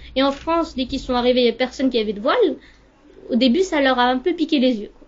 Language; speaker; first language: French; early bilingual, other home language; Punjabi